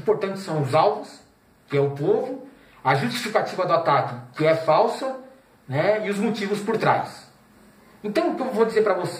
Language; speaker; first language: Portuguese; native; Portuguese